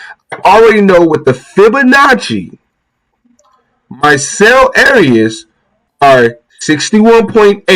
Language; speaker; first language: English; native; English